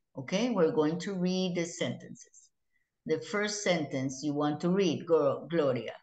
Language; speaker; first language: English; non-native, fluent; Spanish